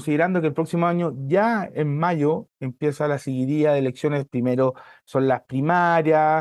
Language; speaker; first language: Spanish; native; Spanish